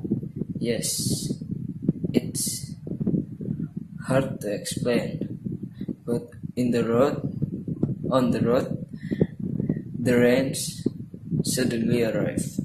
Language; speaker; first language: English; non-native, learner; Indonesian